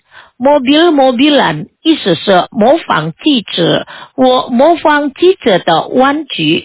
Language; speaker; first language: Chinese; non-native, fluent; Indonesian